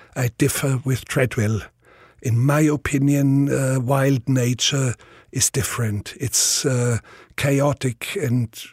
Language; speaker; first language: English; non-native, fluent; German